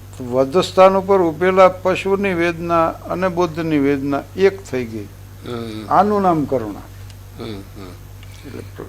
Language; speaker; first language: Gujarati; native; Gujarati